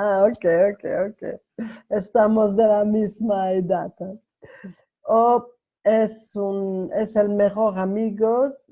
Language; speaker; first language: Spanish; non-native, learner; French